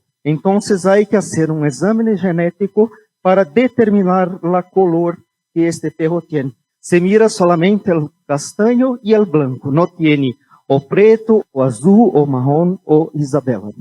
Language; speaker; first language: Spanish; non-native, fluent; Portuguese